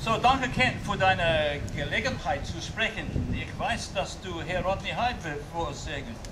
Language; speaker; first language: German; non-native, learner; English